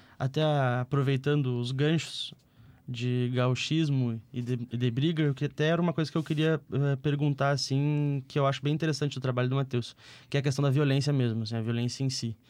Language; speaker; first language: Portuguese; native; Portuguese